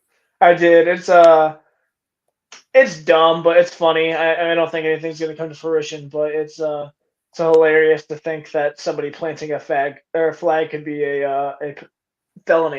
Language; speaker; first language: English; native; English